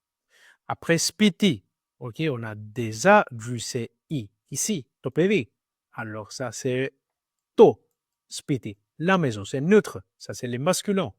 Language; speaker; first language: French; non-native, learner; Greek